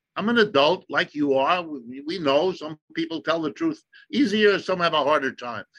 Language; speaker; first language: English; early bilingual, other home language; German